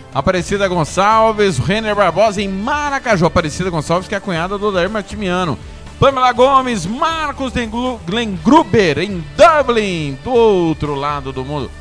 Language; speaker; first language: Portuguese; native; Portuguese